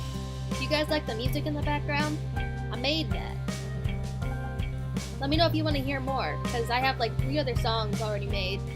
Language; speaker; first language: English; native; English